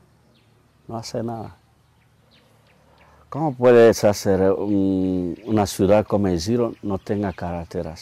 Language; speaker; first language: Spanish; non-native, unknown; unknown